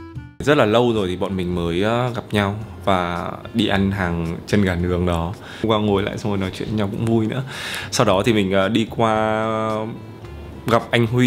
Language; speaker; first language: Vietnamese; native; Vietnamese